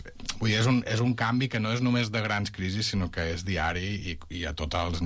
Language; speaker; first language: Catalan; native; Catalan